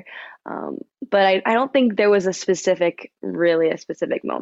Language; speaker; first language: English; native; English